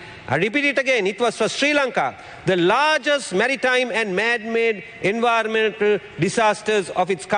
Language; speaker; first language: English; non-native, local second language; Sinhala